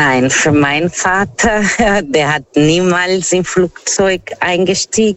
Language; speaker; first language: German; non-native, fluent; Portuguese